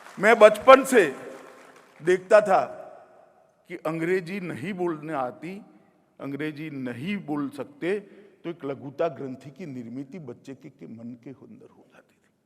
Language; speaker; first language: Hindi; non-native, local second language; Gujarati